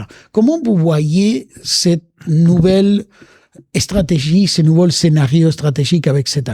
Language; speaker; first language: French; non-native, fluent; Spanish